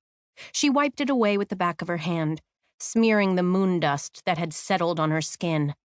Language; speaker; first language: English; native; English